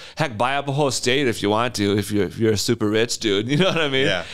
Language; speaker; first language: English; native; English